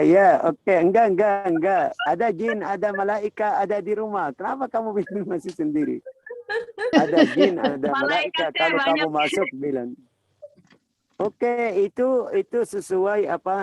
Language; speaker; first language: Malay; non-native, learner; Arabic